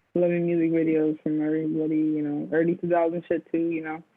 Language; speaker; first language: English; native; English